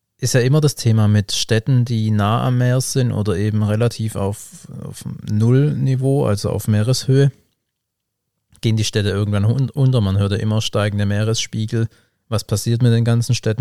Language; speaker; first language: German; native; German